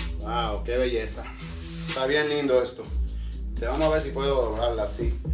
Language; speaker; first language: Spanish; early bilingual, heritage; Spanish